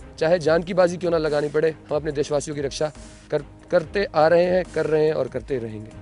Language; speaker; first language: Hindi; native; Hindi